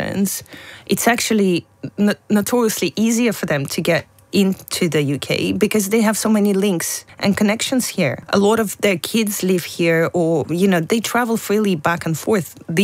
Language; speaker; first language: English; non-native, fluent; Russian